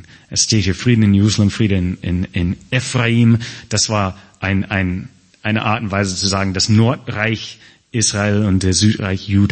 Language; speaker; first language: German; non-native, fluent; English